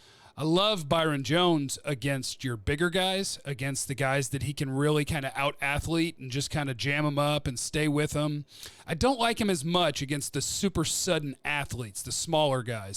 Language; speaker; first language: English; native; English